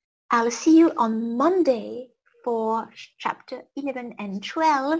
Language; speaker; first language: English; non-native, fluent; French